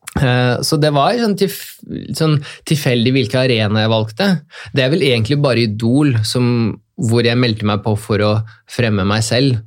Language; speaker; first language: Norwegian; early bilingual, other home language; Russian